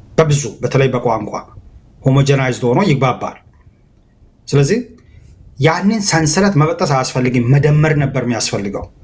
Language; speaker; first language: Amharic; non-native, local second language; Hadiyya